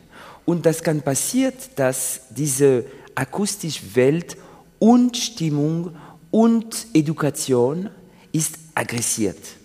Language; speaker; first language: German; non-native, learner; French